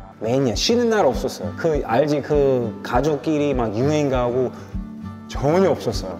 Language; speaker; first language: Korean; non-native, learner; English